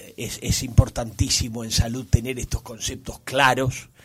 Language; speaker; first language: Spanish; native; Spanish